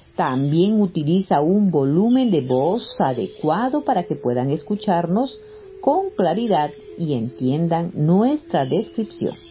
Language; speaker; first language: Spanish; native; Spanish